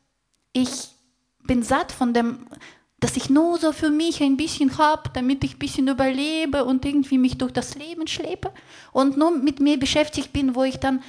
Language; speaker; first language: German; non-native, fluent; Russian